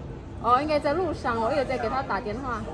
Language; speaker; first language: Chinese; non-native, fluent; Indonesian